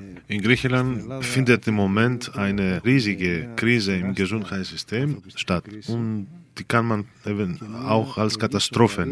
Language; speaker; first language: German; non-native, fluent; Greek